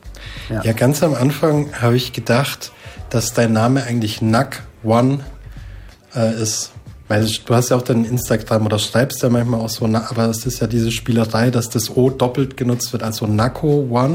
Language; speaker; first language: German; native; German